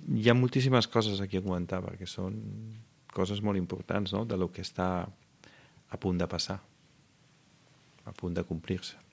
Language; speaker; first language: Catalan; non-native, fluent; Italian